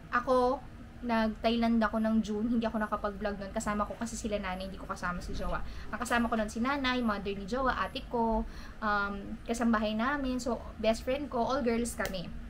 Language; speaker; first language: Filipino; native; Filipino